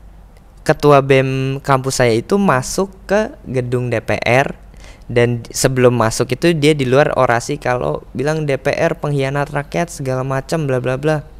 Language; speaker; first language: Indonesian; native; Indonesian